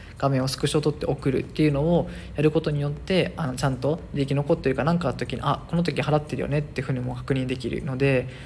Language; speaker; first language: Japanese; native; Japanese